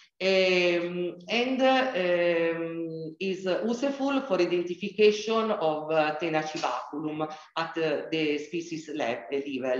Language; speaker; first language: English; non-native, learner; Italian